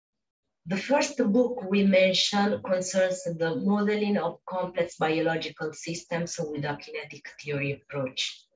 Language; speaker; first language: English; non-native, fluent; Italian